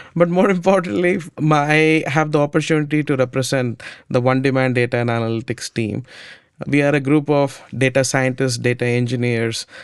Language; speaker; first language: English; non-native, local second language; Malayalam